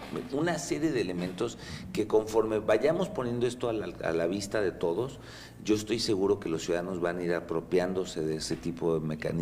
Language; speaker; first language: Spanish; native; Spanish